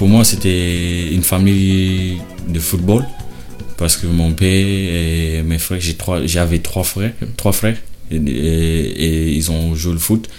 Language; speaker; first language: French; non-native, learner; Shona